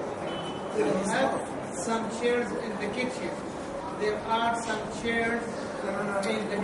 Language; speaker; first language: English; non-native, learner; Arabic